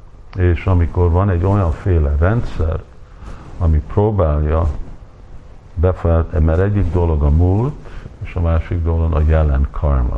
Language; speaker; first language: Hungarian; early bilingual, heritage; Hungarian